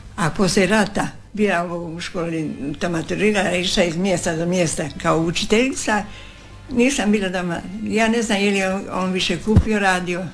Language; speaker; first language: Croatian; native; Croatian